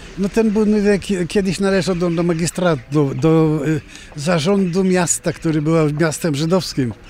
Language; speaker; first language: Polish; early bilingual, heritage; Polish